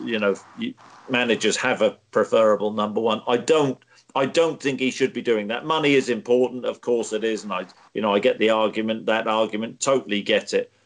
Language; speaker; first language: English; native; English